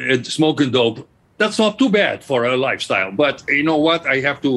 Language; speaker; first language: English; non-native, fluent; German